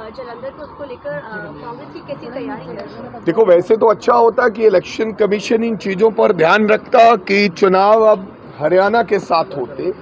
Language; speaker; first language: Hindi; non-native, local second language; Punjabi